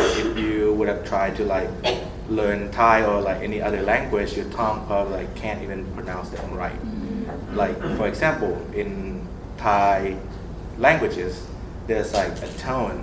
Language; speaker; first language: English; non-native, fluent; Thai